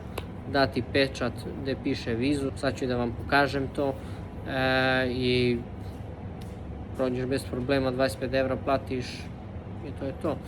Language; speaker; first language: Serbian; early bilingual, heritage; Serbian